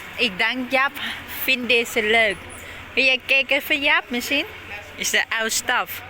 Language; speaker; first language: Dutch; non-native, learner; Thai